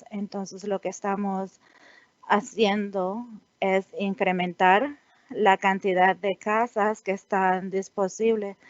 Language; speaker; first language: Spanish; non-native, fluent; English